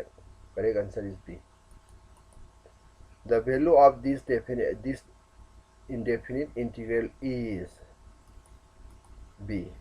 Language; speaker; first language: English; non-native, local second language; Manipuri